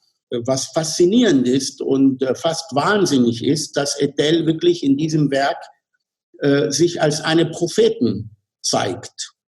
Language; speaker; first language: German; non-native, fluent; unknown